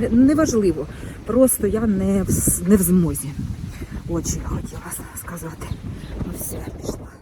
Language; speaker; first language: Ukrainian; non-native, local second language; Russian